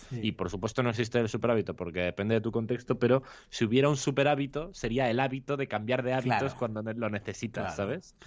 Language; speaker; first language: Spanish; native; Spanish